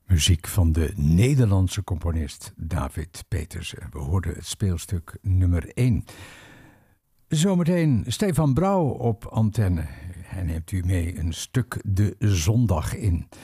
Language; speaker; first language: Dutch; native; Dutch